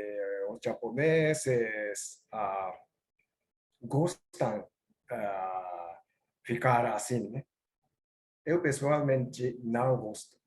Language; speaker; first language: Portuguese; non-native, learner; Japanese